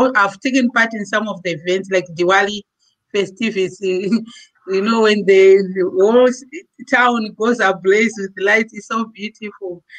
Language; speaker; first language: English; non-native, local second language; Shona